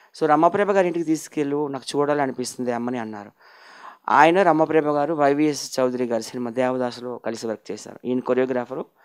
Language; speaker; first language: Telugu; native; Telugu